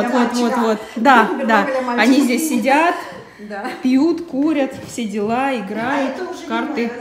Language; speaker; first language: Russian; native; Russian